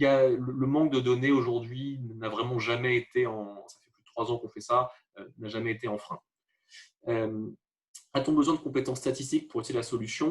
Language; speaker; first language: French; native; French